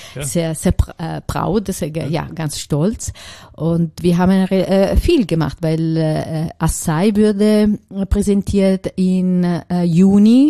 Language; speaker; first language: German; non-native, learner; Italian